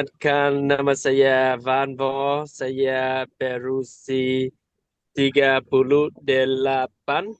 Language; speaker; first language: Indonesian; non-native, learner; Vietnamese